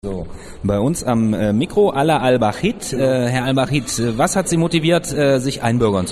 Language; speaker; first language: German; native; German